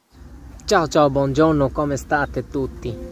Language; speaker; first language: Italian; non-native, learner; Bangla